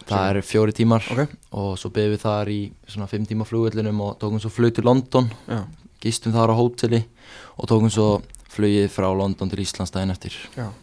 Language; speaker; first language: Icelandic; native; Icelandic